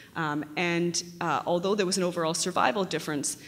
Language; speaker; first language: English; native; English